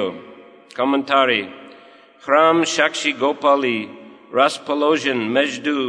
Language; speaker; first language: Russian; non-native, fluent; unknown